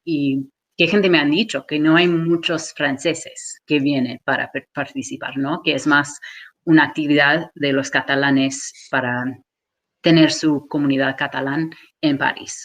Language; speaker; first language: Spanish; non-native, fluent; English